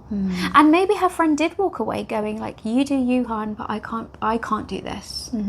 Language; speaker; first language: English; native; English